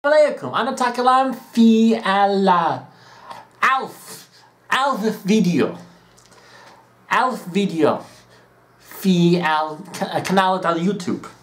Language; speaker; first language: Arabic; non-native, learner; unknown